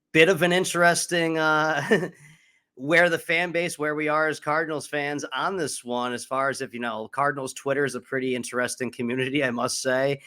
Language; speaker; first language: English; native; English